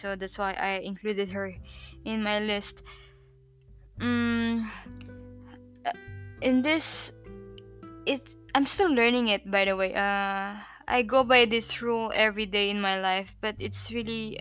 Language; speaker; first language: English; non-native, local second language; Filipino